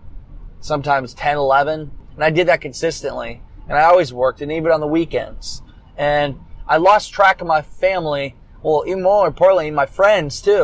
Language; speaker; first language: English; native; English